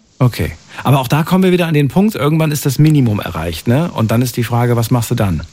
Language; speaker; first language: German; native; German